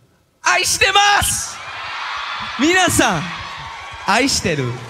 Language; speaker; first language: Japanese; non-native, learner; Korean